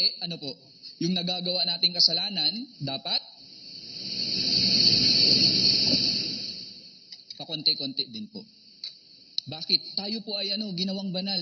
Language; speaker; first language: Filipino; native; Filipino